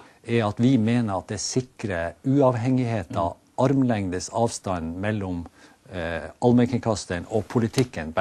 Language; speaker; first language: Norwegian; native; Norwegian